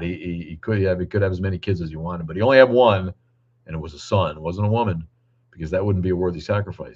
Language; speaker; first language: English; native; English